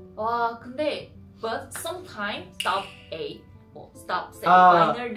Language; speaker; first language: English; non-native, learner; Korean